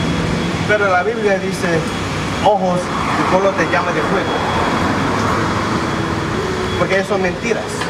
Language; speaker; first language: Spanish; non-native, fluent; English